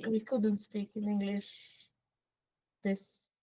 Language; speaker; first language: English; non-native, learner; Hungarian